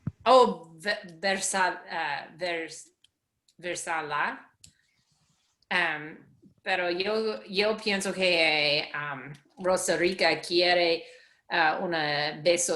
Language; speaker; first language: Spanish; non-native, learner; English